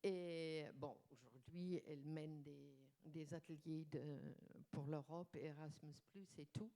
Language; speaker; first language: French; non-native, fluent; German